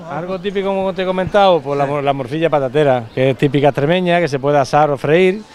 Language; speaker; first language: Spanish; native; Spanish